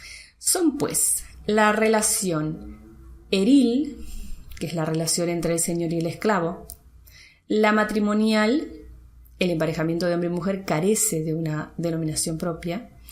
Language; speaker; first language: Spanish; native; Spanish